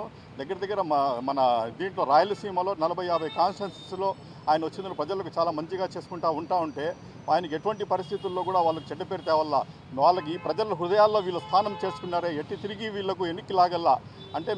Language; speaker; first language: Telugu; native; Telugu